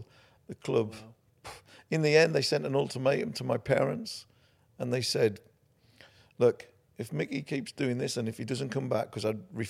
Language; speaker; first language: English; native; English